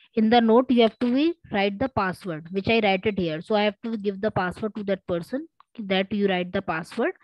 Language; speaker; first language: English; non-native, local second language; Hindi